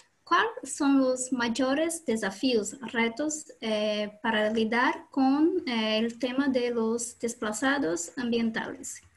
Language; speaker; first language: Spanish; non-native, learner; Portuguese